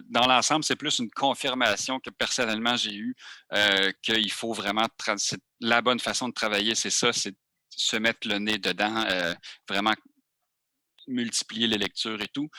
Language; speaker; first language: French; native; French